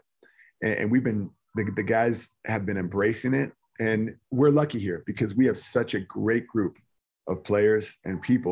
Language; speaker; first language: English; native; English